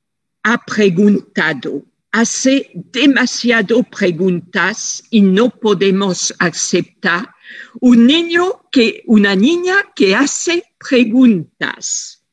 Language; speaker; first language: Spanish; non-native, fluent; French